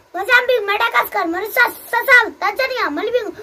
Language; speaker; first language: Hindi; native; Hindi